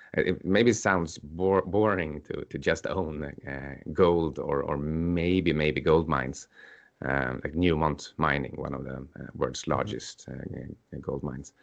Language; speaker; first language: English; non-native, fluent; Swedish